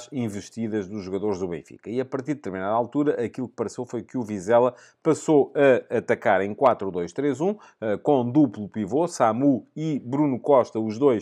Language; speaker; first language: Portuguese; native; Portuguese